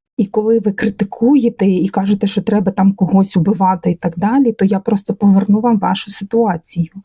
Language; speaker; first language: Ukrainian; non-native, local second language; Russian